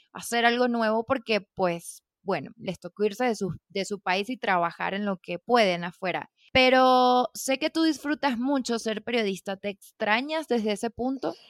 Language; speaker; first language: Spanish; native; Spanish